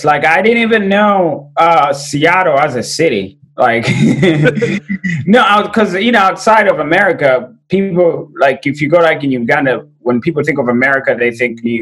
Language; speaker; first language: English; non-native, local second language; Ganda